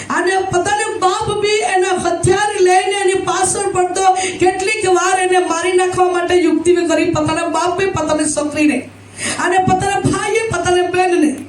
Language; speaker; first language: Gujarati; non-native, local second language; Gamit